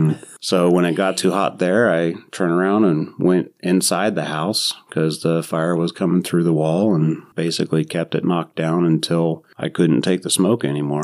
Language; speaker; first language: English; native; English